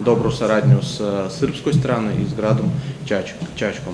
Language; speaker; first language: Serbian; non-native, learner; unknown